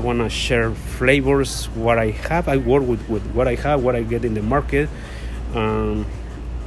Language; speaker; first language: English; non-native, learner; Spanish